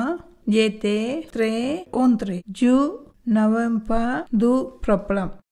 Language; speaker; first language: French; non-native, learner; Tamil